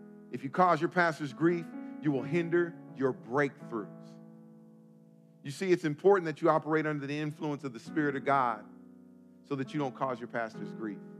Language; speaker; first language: English; native; English